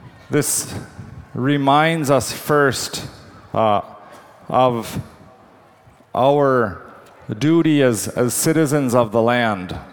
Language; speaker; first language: English; native; English